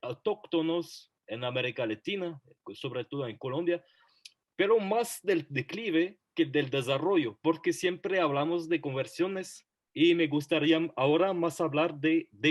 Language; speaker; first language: Spanish; non-native, fluent; French